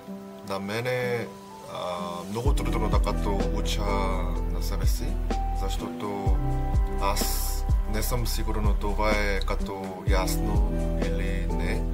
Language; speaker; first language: Bulgarian; non-native, learner; Korean